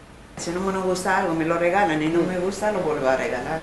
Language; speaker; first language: Spanish; non-native, fluent; Arabic